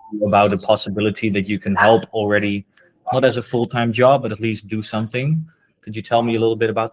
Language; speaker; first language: English; non-native, fluent; Dutch